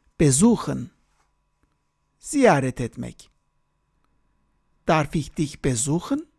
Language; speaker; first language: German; non-native, fluent; Turkish